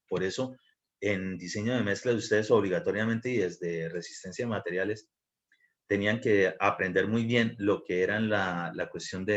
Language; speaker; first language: Spanish; native; Spanish